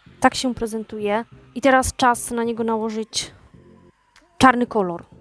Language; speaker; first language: Polish; native; Polish